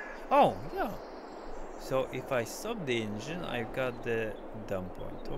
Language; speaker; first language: English; non-native, fluent; Polish